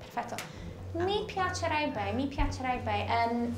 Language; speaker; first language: Italian; non-native, fluent; English